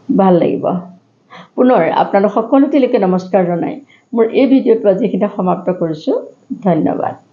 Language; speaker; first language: Assamese; native; Assamese